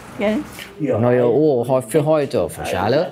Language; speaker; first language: German; non-native, learner; Vietnamese